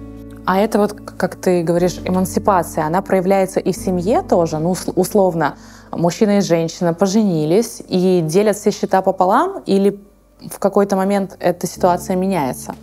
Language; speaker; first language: Russian; native; Russian